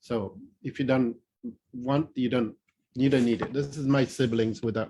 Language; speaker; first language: English; non-native, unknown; Newari